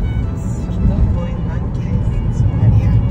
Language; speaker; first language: Turkish; non-native, learner; Kazakh